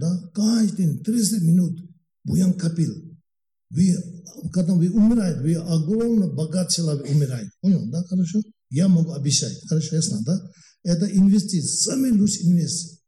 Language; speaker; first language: Russian; non-native, learner; Tibetan